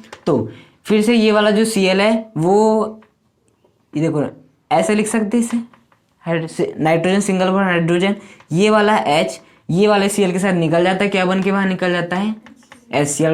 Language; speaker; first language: Hindi; native; Hindi